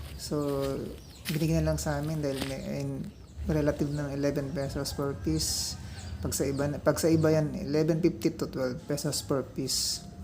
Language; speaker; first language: Filipino; non-native, local second language; Iloko